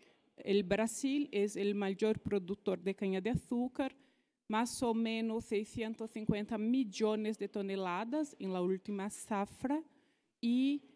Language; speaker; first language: Spanish; non-native, fluent; Portuguese